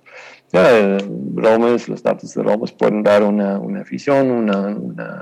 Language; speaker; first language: Spanish; non-native, fluent; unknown